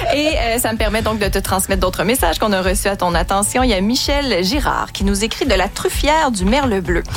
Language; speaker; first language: French; native; French